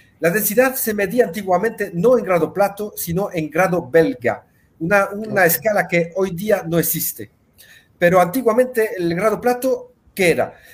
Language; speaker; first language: Spanish; early bilingual, heritage; Spanish